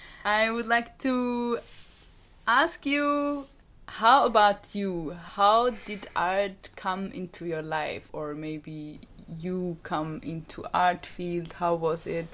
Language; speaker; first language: English; non-native, fluent; German